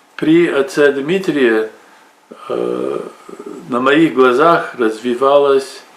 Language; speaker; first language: Russian; early bilingual, heritage; Russian